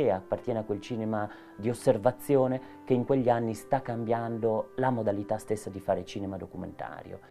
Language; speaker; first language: Italian; native; Italian